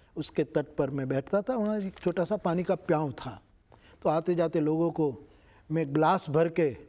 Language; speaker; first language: Hindi; non-native, local second language; Gujarati